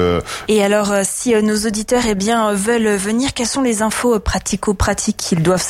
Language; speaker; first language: French; native; French